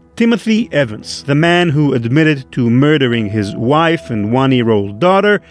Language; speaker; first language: English; non-native, fluent; Hebrew